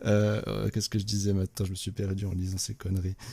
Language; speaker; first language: French; native; French